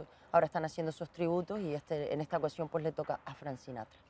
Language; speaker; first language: Spanish; native; Spanish